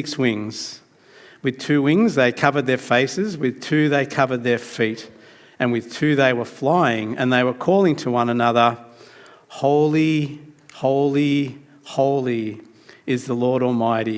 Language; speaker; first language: English; native; English